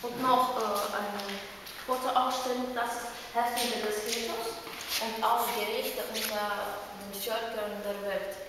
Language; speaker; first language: German; non-native, learner; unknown